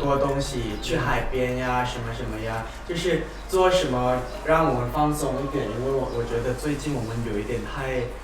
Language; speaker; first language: Chinese; non-native, fluent; Thai